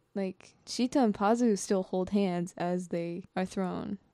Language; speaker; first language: English; non-native, fluent; Japanese